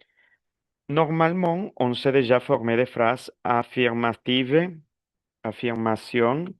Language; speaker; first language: French; non-native, fluent; Spanish